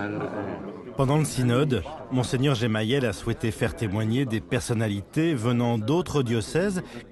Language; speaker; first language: French; native; French